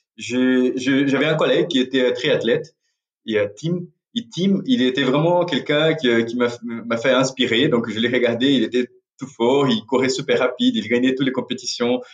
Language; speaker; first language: French; non-native, fluent; Portuguese